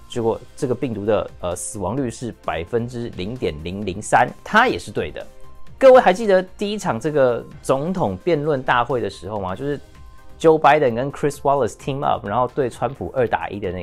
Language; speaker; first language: Chinese; native; Chinese